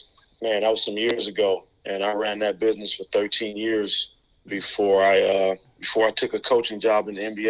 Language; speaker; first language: English; native; English